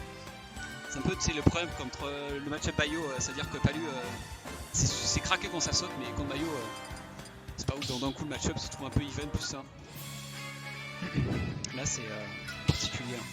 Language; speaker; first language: French; native; French